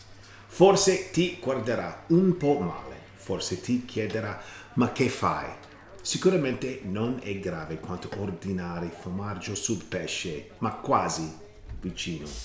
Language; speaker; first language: Italian; non-native, learner; English